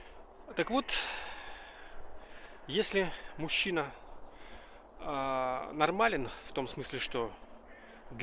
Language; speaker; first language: Russian; native; Russian